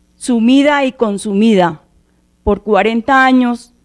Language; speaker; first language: Spanish; native; Spanish